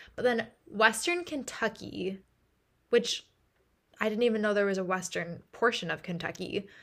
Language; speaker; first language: English; native; English